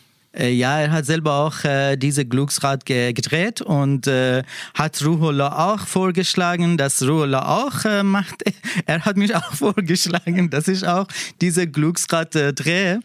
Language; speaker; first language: German; non-native, learner; Persian